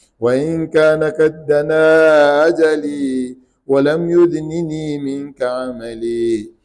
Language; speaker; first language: Arabic; non-native, fluent; Ganda